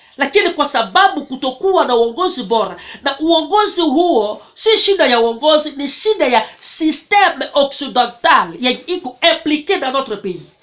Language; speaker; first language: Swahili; native; Swahili